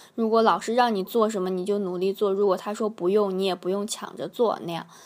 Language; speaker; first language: Chinese; native; Chinese